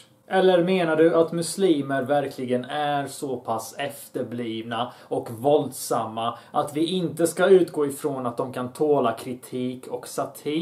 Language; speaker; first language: Swedish; early bilingual, other home language; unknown